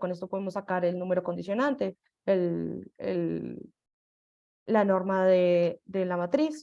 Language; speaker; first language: Spanish; native; Spanish